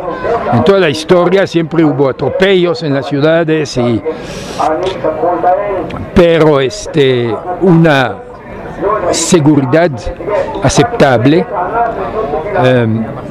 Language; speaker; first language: Spanish; non-native, fluent; French